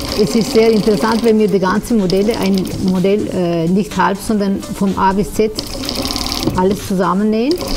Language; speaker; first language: German; non-native, fluent; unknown